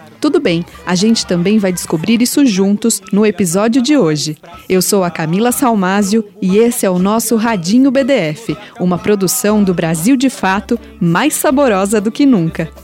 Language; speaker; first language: Portuguese; native; Portuguese